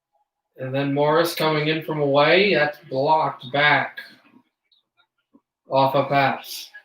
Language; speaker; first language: English; native; English